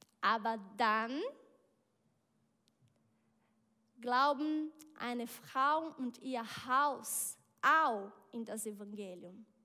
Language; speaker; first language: German; non-native, learner; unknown